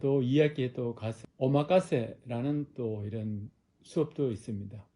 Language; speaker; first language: Korean; native; Korean